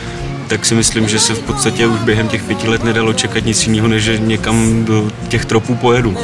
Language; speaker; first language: Czech; native; Czech